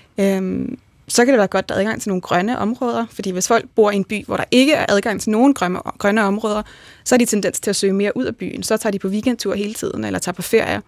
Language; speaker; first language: Danish; native; Danish